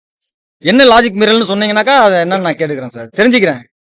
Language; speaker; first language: Tamil; native; Tamil